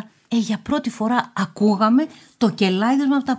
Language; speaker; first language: Greek; native; Greek